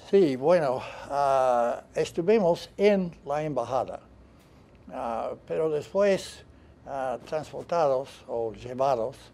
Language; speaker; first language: Spanish; non-native, fluent; English